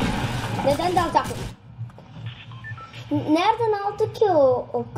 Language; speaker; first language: Turkish; early bilingual, heritage; Turkish